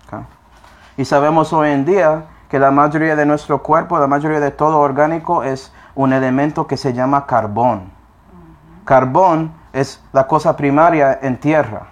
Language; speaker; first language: Spanish; non-native, fluent; English